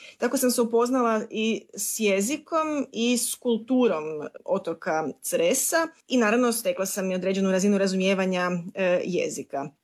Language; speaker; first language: Croatian; native; Croatian